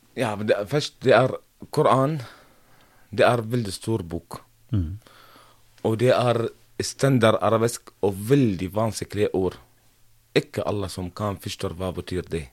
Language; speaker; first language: Norwegian; non-native, learner; Arabic